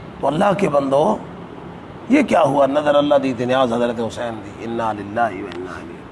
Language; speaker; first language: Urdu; non-native, local second language; Punjabi